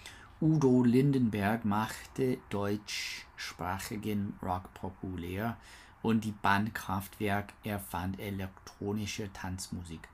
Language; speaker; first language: German; non-native, learner; English